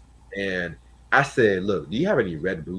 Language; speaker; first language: English; native; English